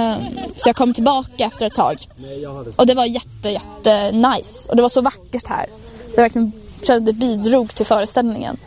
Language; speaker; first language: Swedish; native; Swedish